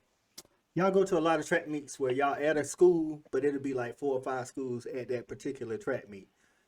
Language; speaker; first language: English; native; English